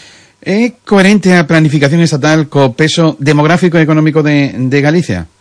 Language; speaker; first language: Galician; non-native, local second language; Spanish